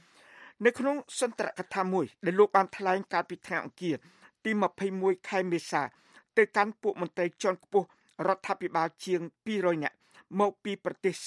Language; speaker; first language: Khmer; native; Khmer